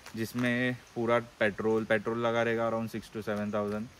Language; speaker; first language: Hindi; non-native, local second language; Marathi